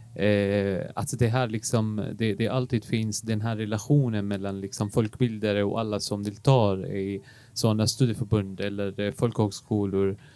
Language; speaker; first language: Swedish; non-native, fluent; Arabic